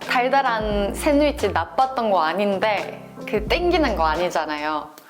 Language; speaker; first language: Korean; non-native, fluent; Norwegian